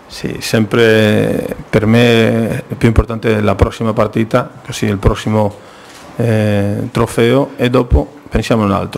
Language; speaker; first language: Italian; non-native, fluent; Spanish